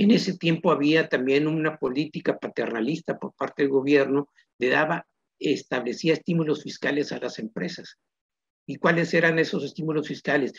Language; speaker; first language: Spanish; native; Spanish